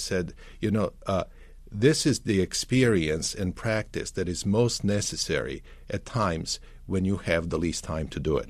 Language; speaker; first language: English; non-native, fluent; Serbian